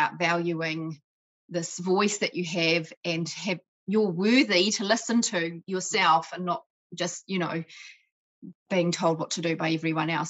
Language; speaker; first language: English; native; English